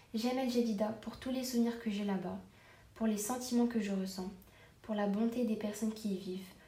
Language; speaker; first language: French; non-native, local second language; Arabic